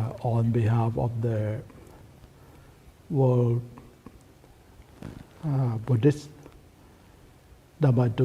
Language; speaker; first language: English; non-native, learner; Thai